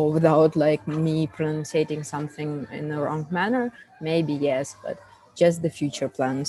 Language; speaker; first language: English; non-native, fluent; Russian